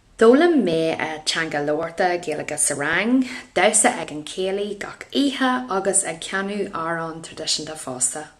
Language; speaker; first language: Irish; non-native, local second language; English